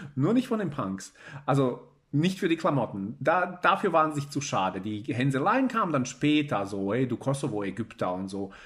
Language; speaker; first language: German; early bilingual, other home language; Bosnian